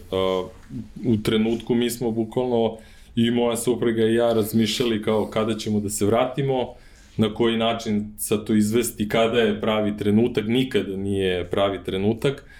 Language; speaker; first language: Serbian; native; Serbian